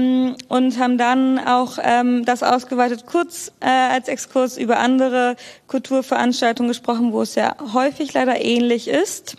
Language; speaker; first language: German; native; German